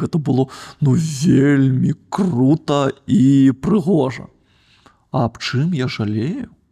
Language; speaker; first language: Belarusian; non-native, local second language; Russian